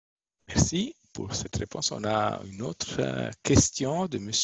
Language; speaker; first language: French; non-native, local second language; Italian